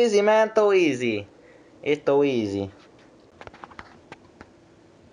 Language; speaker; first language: English; native; English